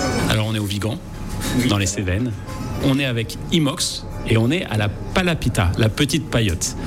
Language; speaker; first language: French; native; French